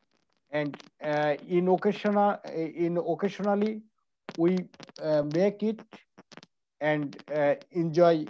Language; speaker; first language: English; non-native, learner; Bangla